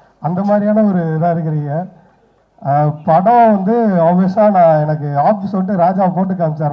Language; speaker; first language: Tamil; native; Tamil